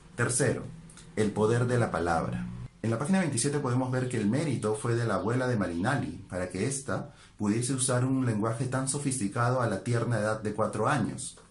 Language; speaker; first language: Spanish; native; Spanish